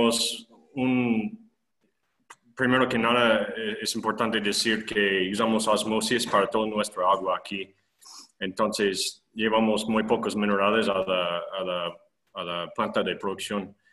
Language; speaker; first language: Spanish; non-native, fluent; English